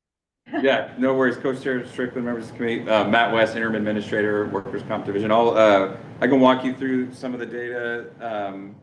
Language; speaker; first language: English; native; English